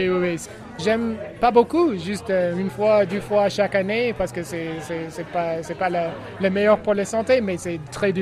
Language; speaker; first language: French; non-native, learner; English